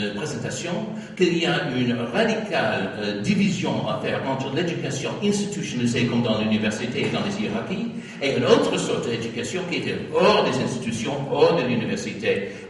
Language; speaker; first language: French; non-native, fluent; English